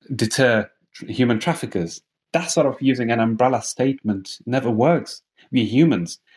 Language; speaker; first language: English; non-native, fluent; Persian